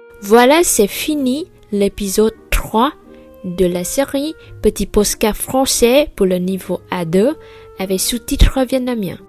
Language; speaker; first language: French; non-native, fluent; Vietnamese